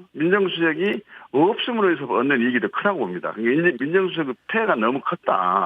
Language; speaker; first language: Korean; native; Korean